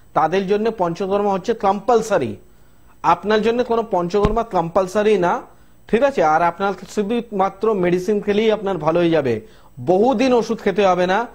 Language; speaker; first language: Bangla; non-native, local second language; Hindi